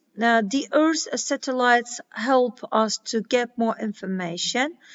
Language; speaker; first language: English; non-native, fluent; Azerbaijani